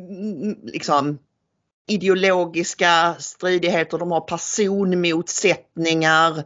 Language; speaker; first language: Swedish; native; Swedish